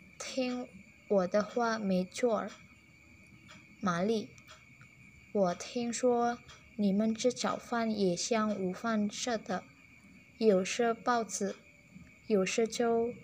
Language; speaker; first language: Chinese; non-native, learner; Indonesian